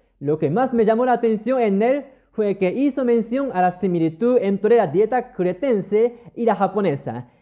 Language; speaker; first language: Spanish; non-native, fluent; Japanese